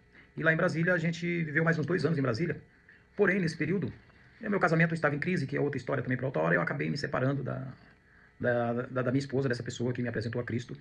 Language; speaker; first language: Portuguese; native; Portuguese